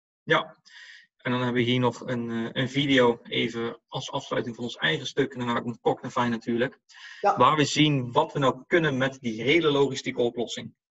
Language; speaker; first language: Dutch; native; Dutch